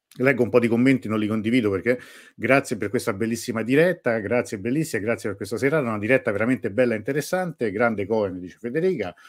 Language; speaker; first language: Italian; native; Italian